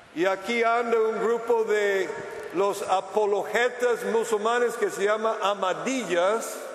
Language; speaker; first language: Spanish; non-native, fluent; English